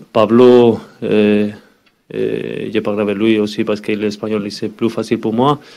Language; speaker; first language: French; non-native, learner; Spanish